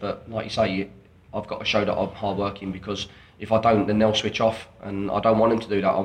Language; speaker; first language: English; native; English